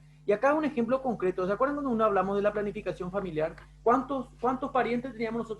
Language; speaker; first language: Spanish; native; Spanish